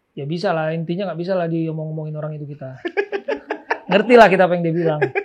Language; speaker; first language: Indonesian; native; Indonesian